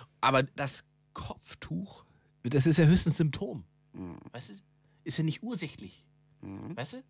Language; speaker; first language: German; native; German